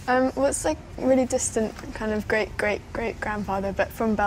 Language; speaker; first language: English; native; English